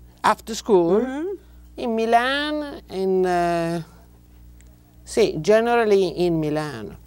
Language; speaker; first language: English; non-native, learner; Italian